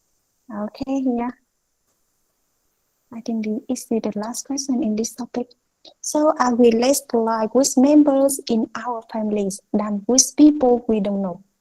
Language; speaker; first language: English; non-native, fluent; Vietnamese